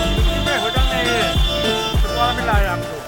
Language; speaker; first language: Hindi; non-native, local second language; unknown